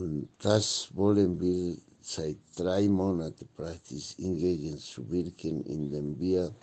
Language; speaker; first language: German; non-native, fluent; Spanish